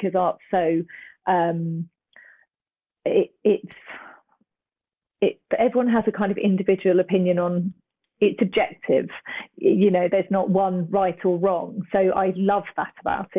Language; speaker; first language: English; native; English